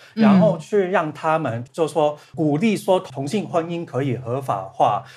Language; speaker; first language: Chinese; non-native, local second language; Cantonese